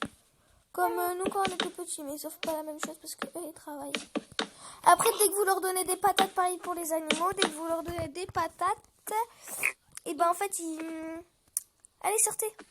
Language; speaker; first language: French; native; French